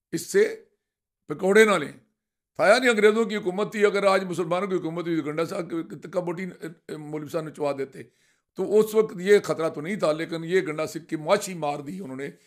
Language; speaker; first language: Urdu; non-native, local second language; Punjabi